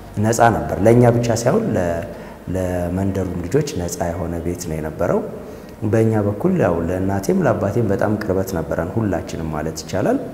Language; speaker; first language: Amharic; native; Amharic